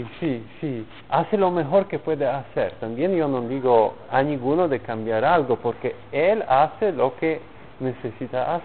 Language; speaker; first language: Spanish; non-native, learner; Polish